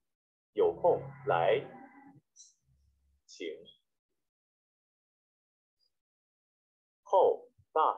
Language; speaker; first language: Chinese; non-native, learner; Vietnamese